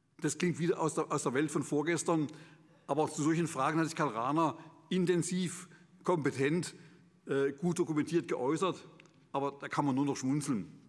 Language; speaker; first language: German; native; German